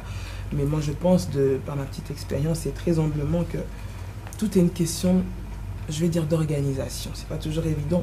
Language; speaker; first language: French; non-native, local second language; Lingala